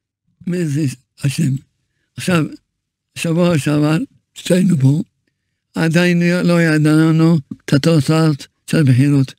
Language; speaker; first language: Hebrew; early bilingual, other home language; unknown